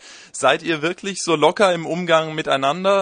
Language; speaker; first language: German; native; German